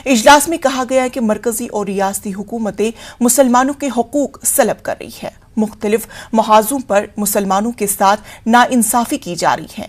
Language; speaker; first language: Hindi; native; Hindi